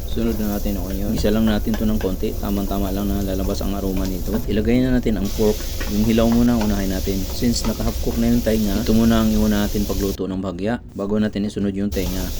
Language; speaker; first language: Filipino; native; Filipino